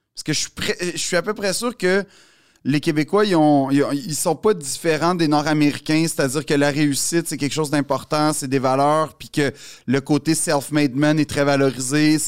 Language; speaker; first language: French; native; French